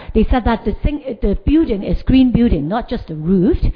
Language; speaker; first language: English; non-native, local second language; Cantonese